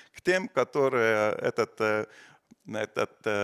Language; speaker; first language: Russian; non-native, fluent; Estonian